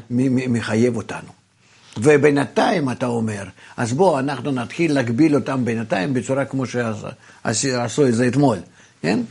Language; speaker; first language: Hebrew; non-native, fluent; Russian